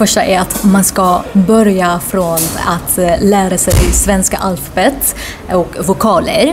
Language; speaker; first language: Swedish; non-native, fluent; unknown